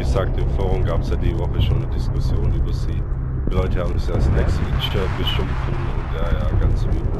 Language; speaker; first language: German; native; German